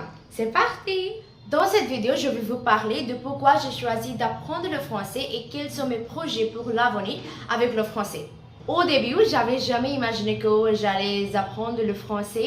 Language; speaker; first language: French; non-native, learner; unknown